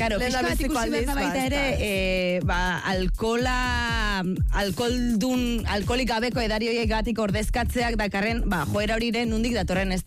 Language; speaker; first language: Basque; native; Basque